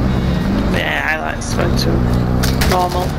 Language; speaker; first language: English; native; English